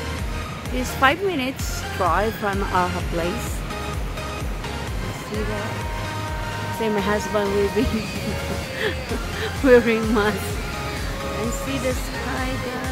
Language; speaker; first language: English; non-native, learner; Filipino